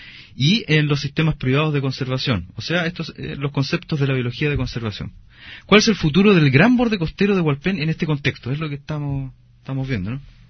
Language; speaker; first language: Spanish; native; Spanish